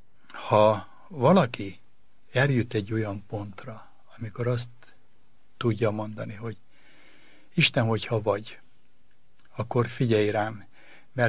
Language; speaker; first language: Hungarian; native; Hungarian